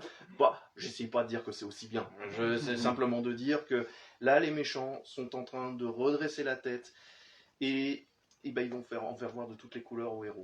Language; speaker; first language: French; native; French